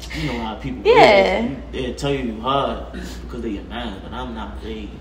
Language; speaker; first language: English; native; English